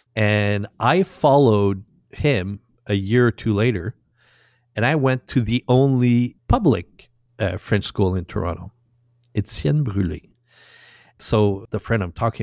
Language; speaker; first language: English; non-native, fluent; French